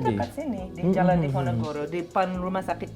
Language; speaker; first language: Indonesian; non-native, fluent; English